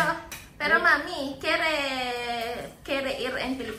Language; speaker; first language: Spanish; non-native, learner; Filipino